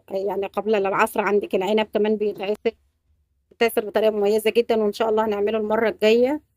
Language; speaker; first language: Arabic; native; Arabic